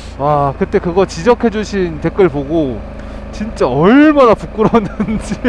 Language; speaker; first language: Korean; native; Korean